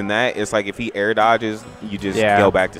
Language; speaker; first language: English; native; English